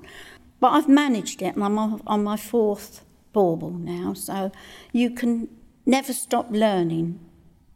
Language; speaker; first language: English; native; English